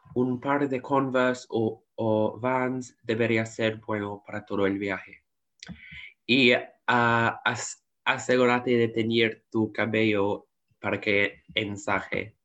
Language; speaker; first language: Spanish; non-native, learner; English